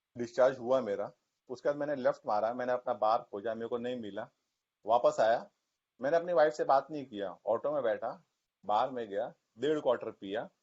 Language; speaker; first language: Hindi; non-native, local second language; Marathi